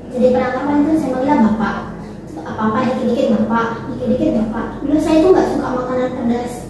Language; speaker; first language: Indonesian; native; Indonesian